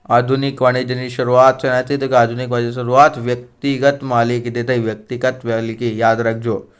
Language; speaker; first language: Gujarati; native; Gujarati